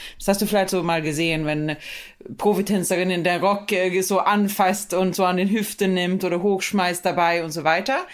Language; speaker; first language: German; non-native, fluent; Swedish